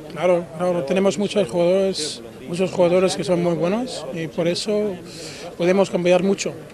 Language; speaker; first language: Spanish; non-native, fluent; Macedonian